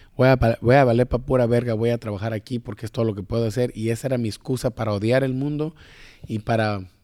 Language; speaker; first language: Spanish; early bilingual, heritage; Spanish